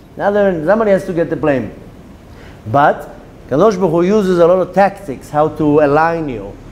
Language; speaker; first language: English; non-native, fluent; Hebrew